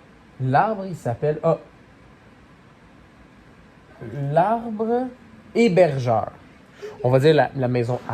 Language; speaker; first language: French; native; French